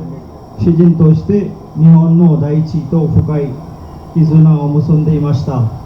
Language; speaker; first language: Japanese; non-native, fluent; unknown